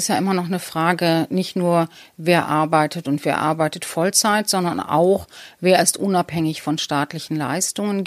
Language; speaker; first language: German; native; German